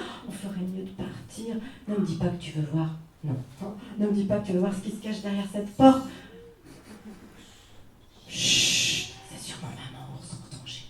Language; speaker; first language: French; native; French